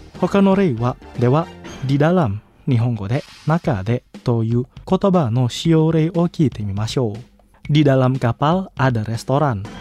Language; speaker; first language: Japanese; non-native, fluent; Indonesian